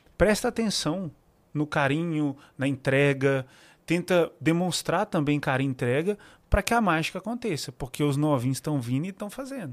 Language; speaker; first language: Portuguese; native; Portuguese